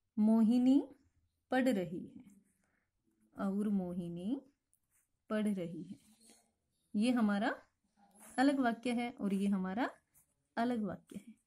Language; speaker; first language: Hindi; native; Hindi